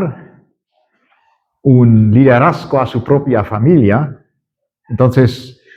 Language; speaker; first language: Spanish; non-native, fluent; German